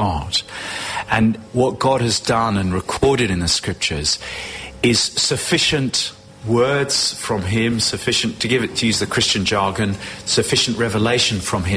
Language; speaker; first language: English; native; English